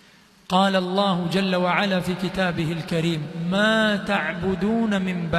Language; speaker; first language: Arabic; non-native, fluent; Swahili